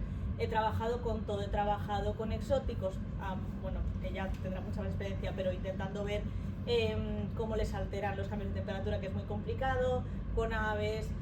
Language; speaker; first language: Spanish; native; Spanish